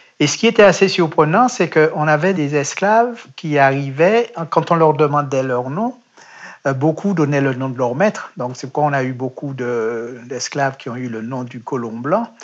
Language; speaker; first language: French; native; French